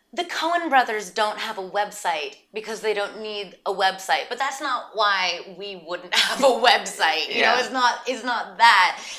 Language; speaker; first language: English; native; English